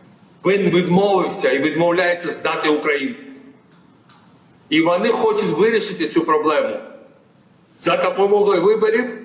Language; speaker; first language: Ukrainian; non-native, fluent; Georgian